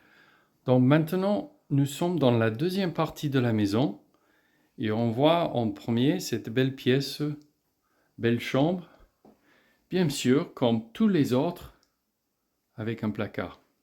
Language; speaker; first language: French; non-native, fluent; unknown